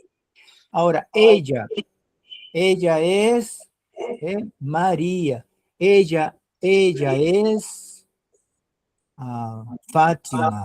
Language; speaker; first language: Spanish; non-native, fluent; Portuguese